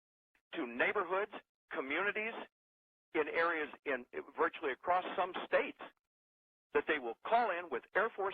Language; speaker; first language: English; native; English